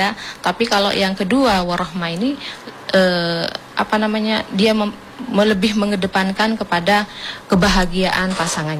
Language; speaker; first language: Indonesian; native; Indonesian